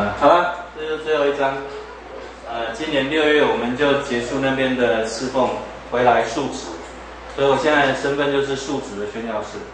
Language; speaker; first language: Chinese; native; Chinese